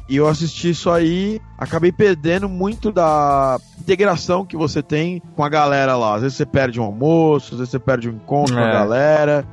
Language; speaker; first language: Portuguese; native; Portuguese